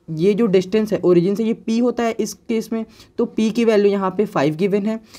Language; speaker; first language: Hindi; native; Hindi